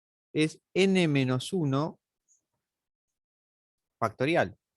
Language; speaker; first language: Spanish; native; Spanish